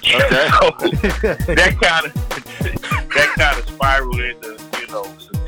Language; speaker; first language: English; native; English